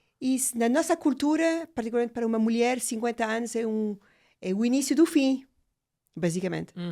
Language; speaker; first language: Portuguese; non-native, fluent; French